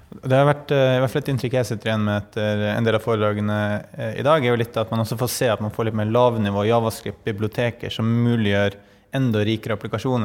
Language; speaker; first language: Norwegian; native; Norwegian